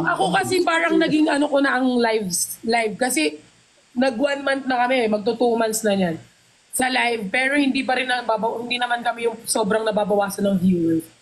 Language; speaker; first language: Filipino; native; Filipino